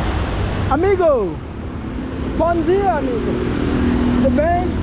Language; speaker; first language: Portuguese; non-native, learner; Swahili